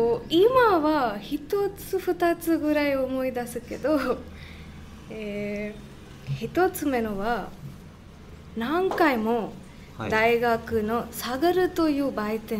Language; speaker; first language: Japanese; non-native, learner; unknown